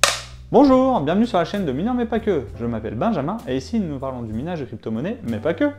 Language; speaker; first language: French; native; French